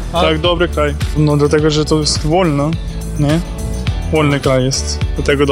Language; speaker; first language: Polish; non-native, learner; Ukrainian